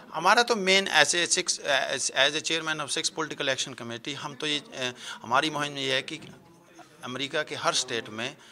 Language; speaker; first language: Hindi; non-native, local second language; Punjabi